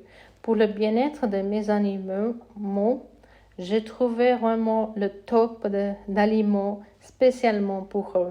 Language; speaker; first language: French; non-native, fluent; Italian